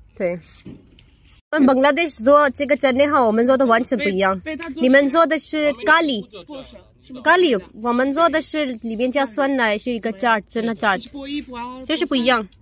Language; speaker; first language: Chinese; non-native, fluent; Urdu